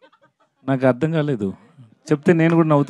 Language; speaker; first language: Telugu; non-native, learner; Tamil